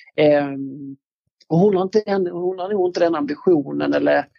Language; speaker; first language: Swedish; native; Swedish